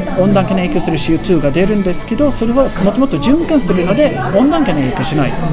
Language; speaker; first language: Japanese; non-native, fluent; Swedish